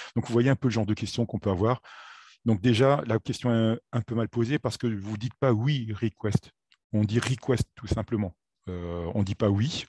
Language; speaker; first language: French; native; French